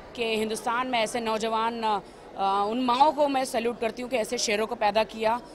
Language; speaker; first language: Hindi; native; Hindi